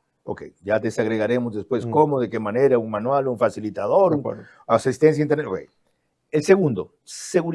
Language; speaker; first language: Spanish; native; Spanish